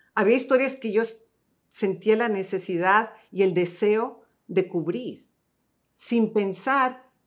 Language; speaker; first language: Spanish; native; Spanish